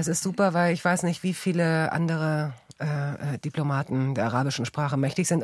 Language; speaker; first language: German; native; German